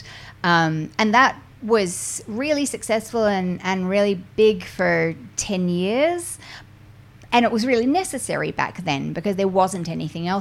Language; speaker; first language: English; native; English